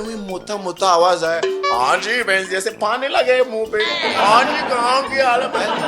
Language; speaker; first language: Hindi; non-native, fluent; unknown